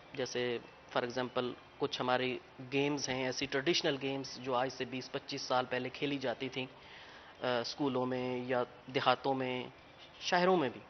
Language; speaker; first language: Urdu; non-native, local second language; Punjabi